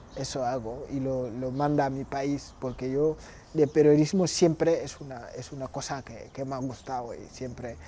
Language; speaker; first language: Spanish; non-native, fluent; Wolof